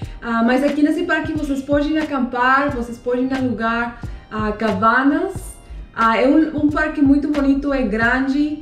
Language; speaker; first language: Portuguese; non-native, fluent; Spanish